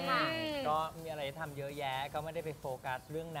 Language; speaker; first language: Thai; native; Thai